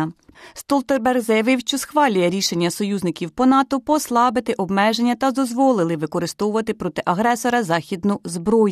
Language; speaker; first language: Ukrainian; native; Ukrainian